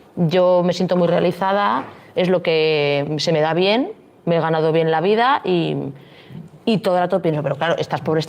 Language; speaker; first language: Spanish; native; Spanish